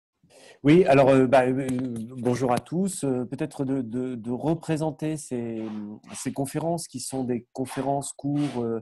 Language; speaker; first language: French; native; French